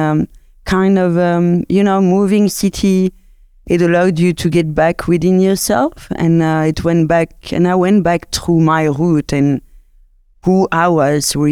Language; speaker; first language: English; non-native, fluent; French